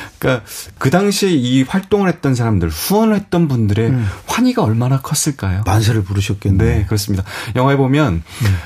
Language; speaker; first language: Korean; native; Korean